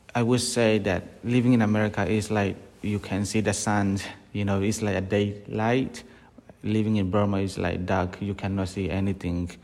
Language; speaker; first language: English; non-native, fluent; Burmese